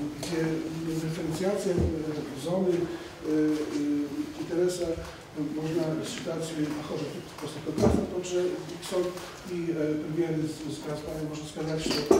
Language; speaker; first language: Polish; non-native, learner; Russian